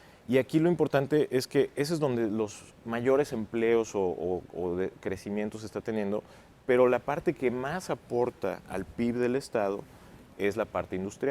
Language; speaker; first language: Spanish; native; Spanish